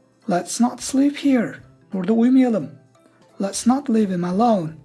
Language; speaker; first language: English; non-native, fluent; Turkish